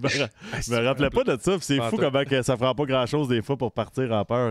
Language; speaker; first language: French; native; French